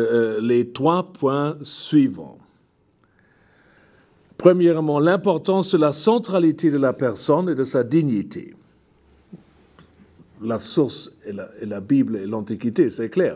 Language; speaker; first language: French; non-native, fluent; German